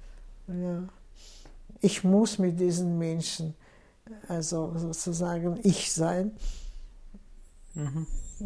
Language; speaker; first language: German; non-native, fluent; Russian